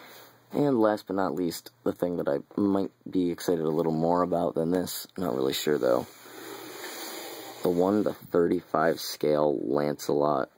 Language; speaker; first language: English; native; English